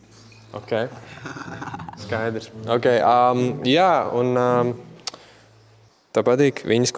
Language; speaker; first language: Latvian; native; Latvian